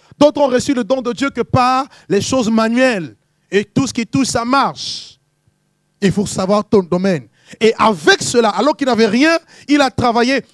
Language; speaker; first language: French; non-native, local second language; Lingala